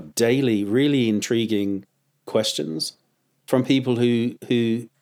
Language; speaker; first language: English; native; English